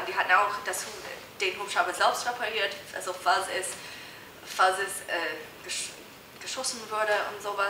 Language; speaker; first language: German; non-native, fluent; English